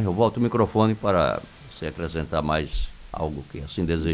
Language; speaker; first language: Portuguese; native; Portuguese